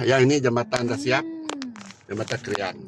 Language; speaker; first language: Malay; native; Malay